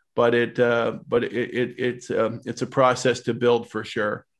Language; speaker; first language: English; native; English